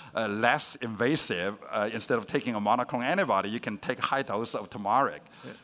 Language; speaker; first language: English; non-native, fluent; Chinese